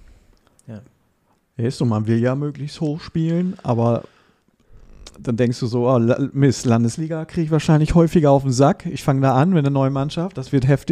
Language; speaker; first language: German; native; German